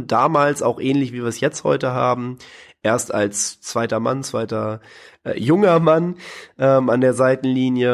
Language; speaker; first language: German; native; German